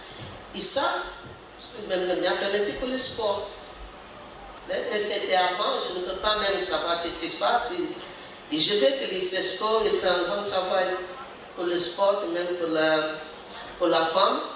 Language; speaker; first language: French; non-native, learner; Portuguese